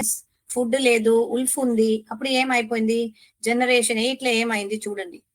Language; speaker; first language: Telugu; non-native, learner; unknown